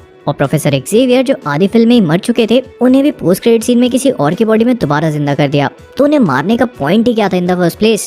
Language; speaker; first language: Hindi; native; Hindi